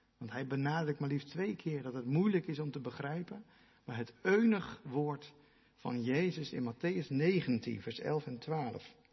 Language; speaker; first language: Dutch; non-native, local second language; Western Frisian